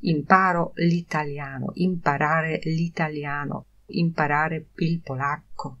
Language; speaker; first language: Italian; non-native, fluent; Polish